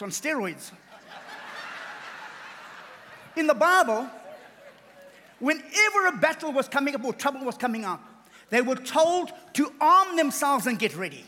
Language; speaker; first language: English; native; English